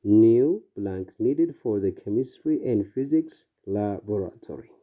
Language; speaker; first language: English; non-native, local second language; Amharic